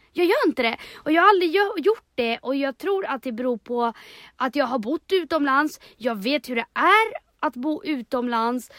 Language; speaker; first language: Swedish; early bilingual, other home language; Spanish